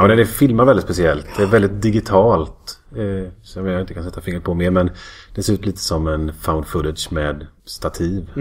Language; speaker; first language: Swedish; native; Swedish